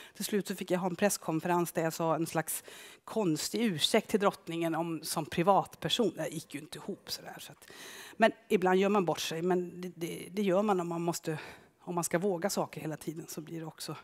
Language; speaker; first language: Swedish; native; Swedish